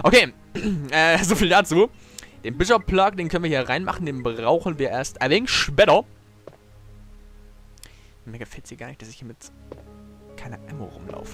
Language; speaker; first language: German; native; German